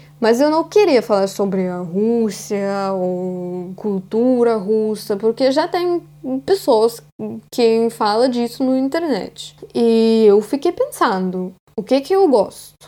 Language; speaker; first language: Portuguese; non-native, fluent; Russian